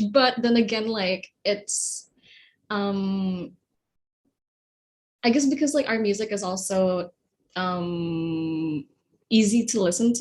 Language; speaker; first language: English; non-native, fluent; Indonesian